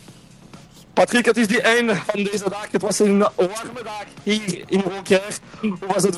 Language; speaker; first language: Dutch; non-native, local second language; French